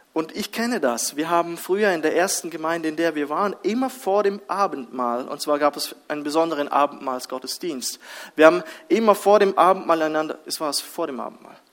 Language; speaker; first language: German; early bilingual, other home language; Russian